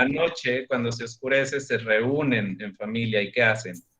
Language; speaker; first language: Spanish; native; Spanish